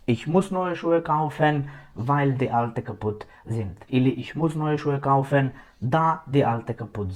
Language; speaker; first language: German; non-native, fluent; Macedonian